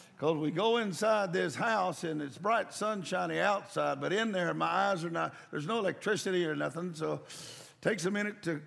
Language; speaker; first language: English; native; English